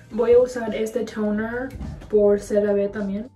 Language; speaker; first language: Spanish; early bilingual, heritage; Spanish